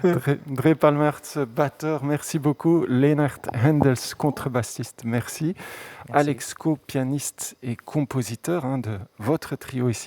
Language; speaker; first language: French; native; French